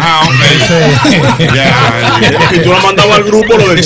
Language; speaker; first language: Spanish; native; Spanish